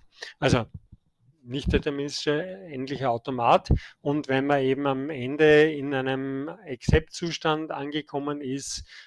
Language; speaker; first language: German; native; German